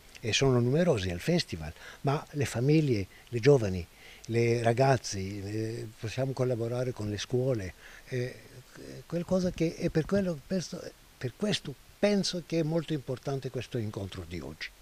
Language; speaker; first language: Italian; non-native, fluent; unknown